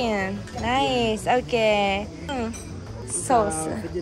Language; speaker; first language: English; non-native, learner; Japanese